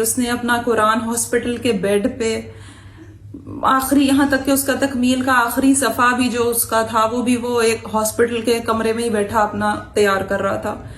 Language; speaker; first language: Urdu; native; Urdu